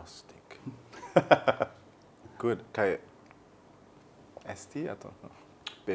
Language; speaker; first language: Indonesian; early bilingual, heritage; German